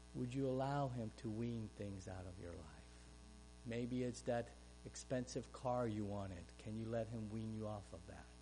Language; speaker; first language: English; non-native, fluent; Romanian